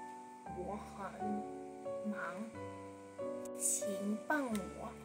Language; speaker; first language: Chinese; non-native, learner; English